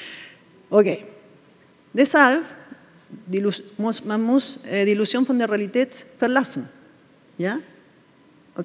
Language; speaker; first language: German; non-native, fluent; Spanish